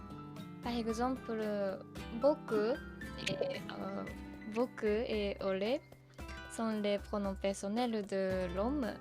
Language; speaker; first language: French; non-native, learner; Japanese